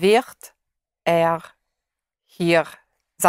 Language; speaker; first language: German; non-native, learner; English